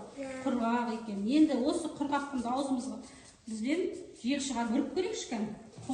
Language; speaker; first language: Kazakh; native; Kazakh